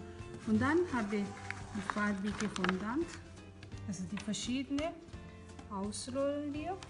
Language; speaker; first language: German; non-native, learner; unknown